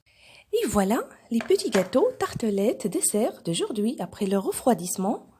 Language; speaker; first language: French; non-native, local second language; Arabic